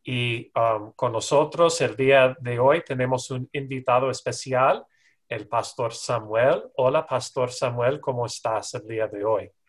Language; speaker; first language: Spanish; non-native, learner; English